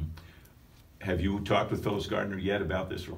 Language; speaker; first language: English; native; English